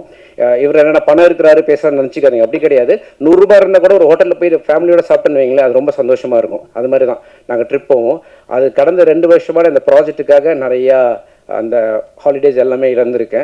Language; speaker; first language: Tamil; native; Tamil